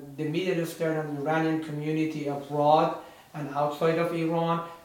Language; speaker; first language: English; non-native, fluent; Persian